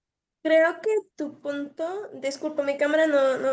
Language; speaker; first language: Spanish; early bilingual, heritage; Spanish